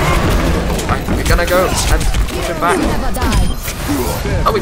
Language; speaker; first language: English; native; English